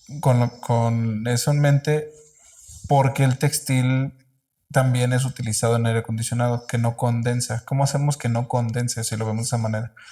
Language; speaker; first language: Spanish; native; Spanish